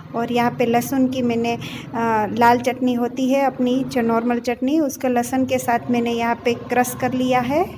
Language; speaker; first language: Hindi; non-native, local second language; Gujarati